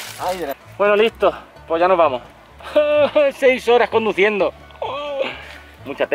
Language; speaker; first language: Spanish; native; Spanish